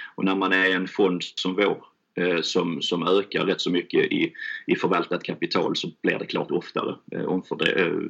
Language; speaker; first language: Swedish; native; Swedish